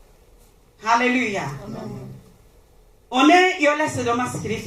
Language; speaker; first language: Swedish; non-native, learner; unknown